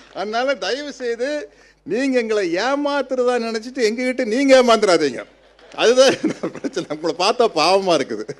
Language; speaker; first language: Tamil; native; Tamil